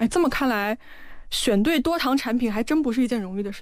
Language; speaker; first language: Chinese; native; Chinese